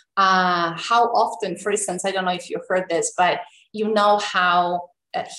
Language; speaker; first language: English; non-native, fluent; Italian